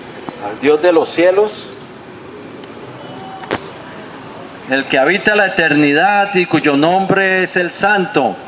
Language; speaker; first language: Spanish; native; Spanish